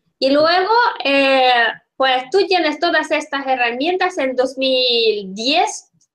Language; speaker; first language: Spanish; non-native, fluent; Russian